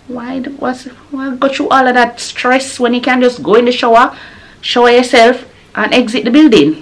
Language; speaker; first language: English; non-native, local second language; Jamaican Creole English